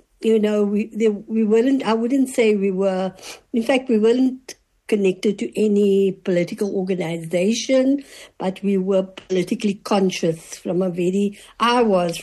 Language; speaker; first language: English; native; English